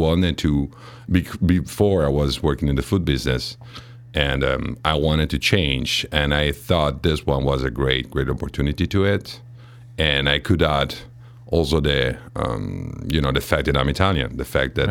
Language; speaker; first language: English; non-native, fluent; Italian